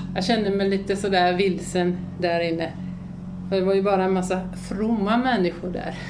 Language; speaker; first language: Swedish; early bilingual, other home language; Finnish